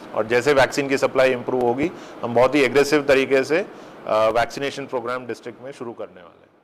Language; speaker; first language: Hindi; non-native, local second language; Marathi